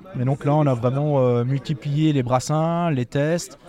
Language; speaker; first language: French; native; French